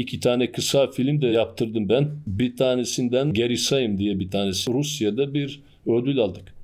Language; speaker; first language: Turkish; non-native, fluent; Serbian